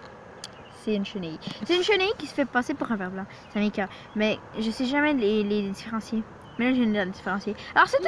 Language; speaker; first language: French; native; French